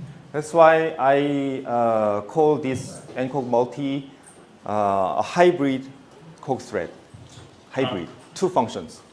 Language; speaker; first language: English; non-native, fluent; Korean